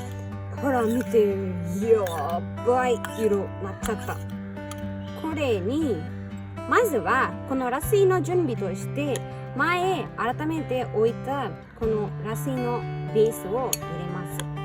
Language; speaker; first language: Japanese; non-native, fluent; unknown